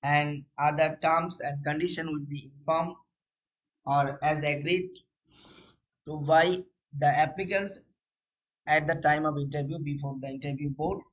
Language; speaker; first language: English; non-native, local second language; Bangla